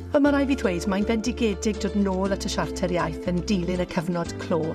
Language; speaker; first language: Welsh; native; Welsh